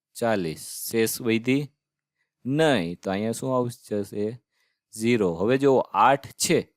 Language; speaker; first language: Gujarati; native; Gujarati